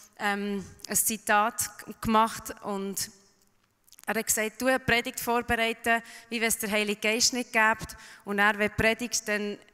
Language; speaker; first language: German; early bilingual, heritage; Swiss German